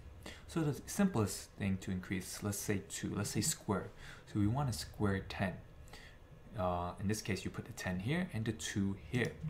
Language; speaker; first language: English; native; English